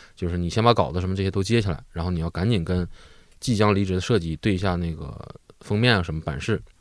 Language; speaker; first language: Chinese; native; Chinese